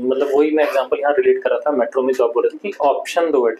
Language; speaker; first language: Hindi; native; Hindi